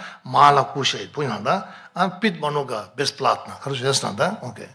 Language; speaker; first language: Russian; non-native, learner; Tibetan